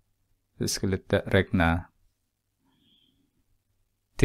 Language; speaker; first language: Swedish; non-native, fluent; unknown